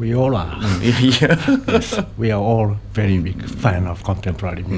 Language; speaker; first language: English; non-native, learner; Japanese